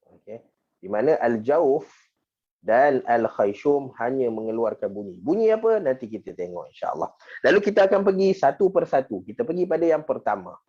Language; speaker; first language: Malay; native; Malay